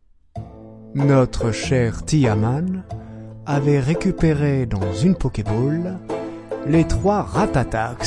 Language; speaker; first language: French; native; French